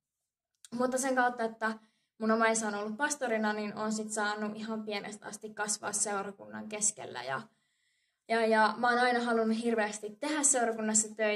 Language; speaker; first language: Finnish; native; Finnish